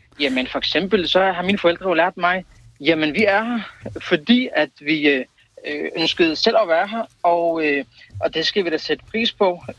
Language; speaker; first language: Danish; early bilingual, other home language; Kurdish